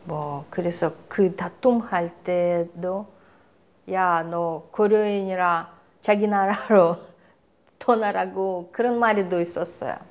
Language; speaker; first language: Korean; non-native, local second language; Russian